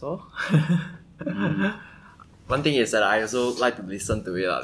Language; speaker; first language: English; non-native, local second language; Chinese